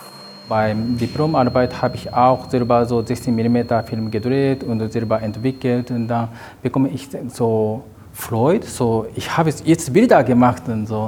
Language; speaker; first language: German; non-native, learner; Japanese